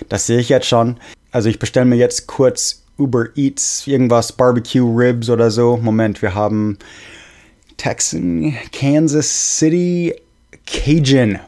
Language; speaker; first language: German; non-native, fluent; English